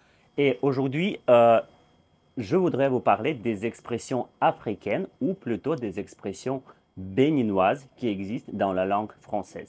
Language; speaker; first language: French; non-native, fluent; Russian